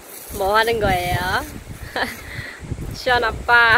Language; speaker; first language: Korean; non-native, local second language; Khmer